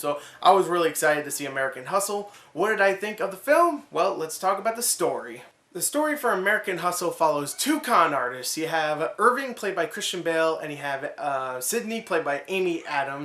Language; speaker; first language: English; native; English